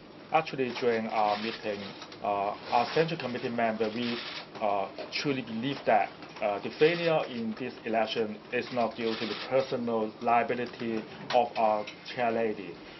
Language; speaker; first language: English; non-native, local second language; Cantonese